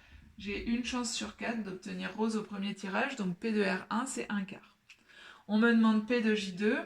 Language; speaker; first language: French; native; French